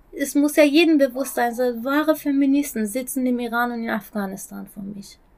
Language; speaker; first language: German; non-native, fluent; Persian